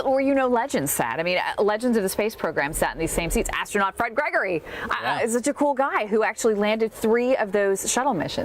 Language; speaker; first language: English; native; English